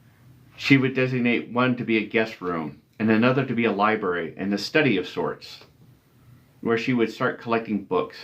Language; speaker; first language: English; native; English